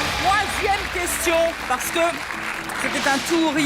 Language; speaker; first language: French; native; French